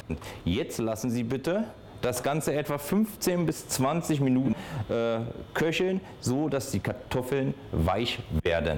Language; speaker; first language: German; native; German